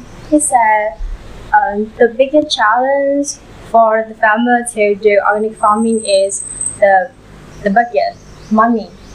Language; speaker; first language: English; non-native, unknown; Vietnamese